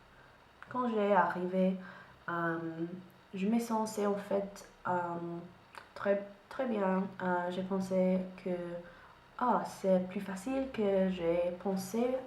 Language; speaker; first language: French; non-native, learner; English